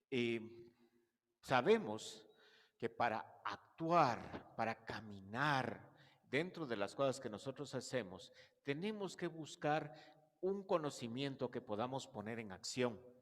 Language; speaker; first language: Spanish; native; Spanish